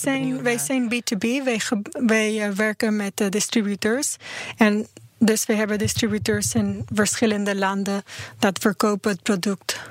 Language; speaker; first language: Dutch; non-native, learner; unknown